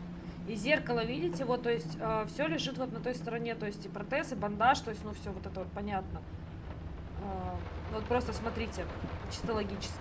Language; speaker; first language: Russian; native; Russian